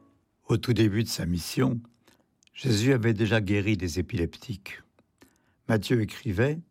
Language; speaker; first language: French; native; French